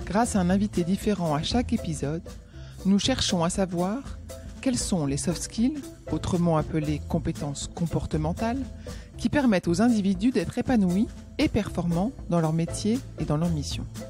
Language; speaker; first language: French; native; French